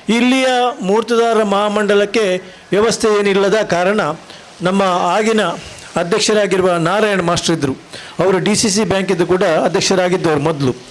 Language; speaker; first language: Kannada; non-native, local second language; Tulu